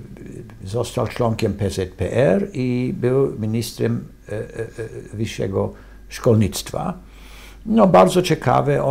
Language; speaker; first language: Polish; non-native, fluent; English